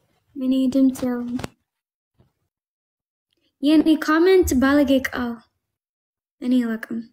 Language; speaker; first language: Amharic; non-native, learner; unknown